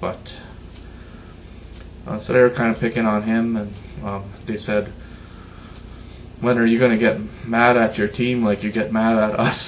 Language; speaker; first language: English; native; English